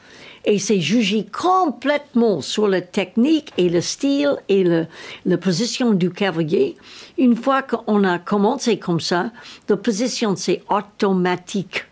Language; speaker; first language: French; non-native, learner; English